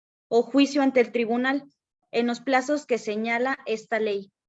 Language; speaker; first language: Spanish; native; Spanish